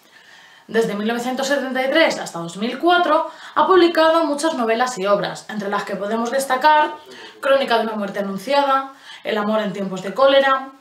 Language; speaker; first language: Spanish; native; Spanish